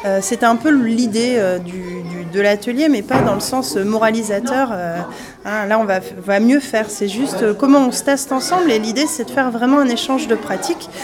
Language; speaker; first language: French; native; French